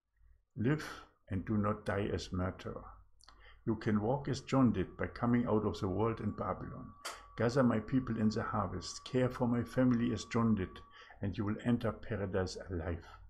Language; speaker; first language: English; non-native, fluent; German